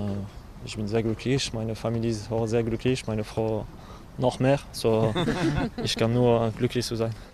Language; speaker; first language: German; non-native, learner; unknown